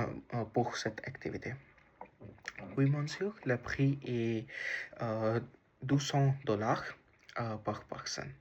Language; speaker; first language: French; non-native, learner; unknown